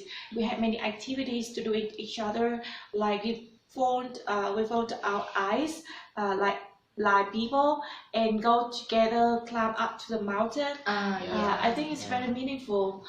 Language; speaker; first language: English; non-native, learner; Vietnamese